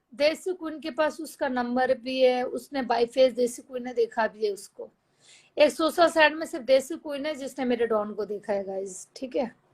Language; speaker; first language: Hindi; native; Hindi